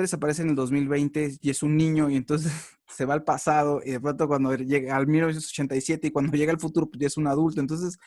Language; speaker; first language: Spanish; native; Spanish